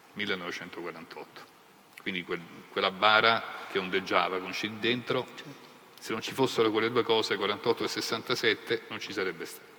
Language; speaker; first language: Italian; native; Italian